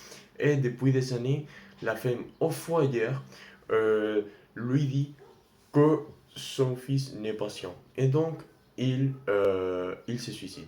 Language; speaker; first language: French; non-native, learner; Spanish